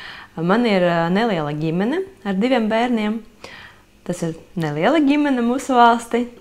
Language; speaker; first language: Latvian; non-native, local second language; Russian